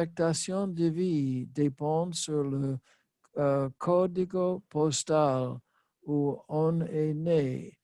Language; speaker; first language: French; non-native, learner; English